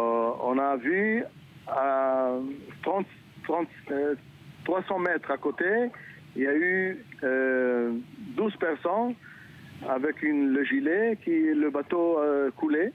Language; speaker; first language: French; non-native, learner; Hebrew